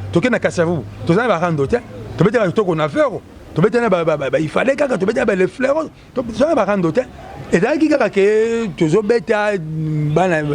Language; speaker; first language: Lingala; native; Lingala